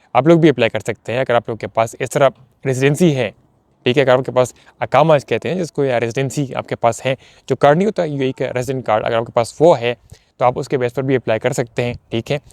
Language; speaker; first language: Urdu; non-native, local second language; Punjabi